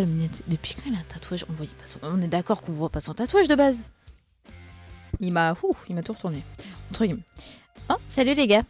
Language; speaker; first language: French; native; French